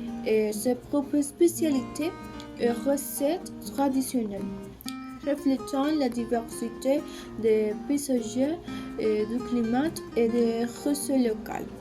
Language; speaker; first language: French; non-native, learner; Spanish